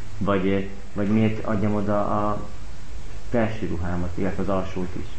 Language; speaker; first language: Hungarian; native; Hungarian